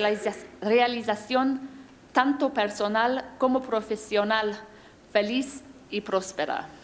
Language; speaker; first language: Spanish; non-native, fluent; English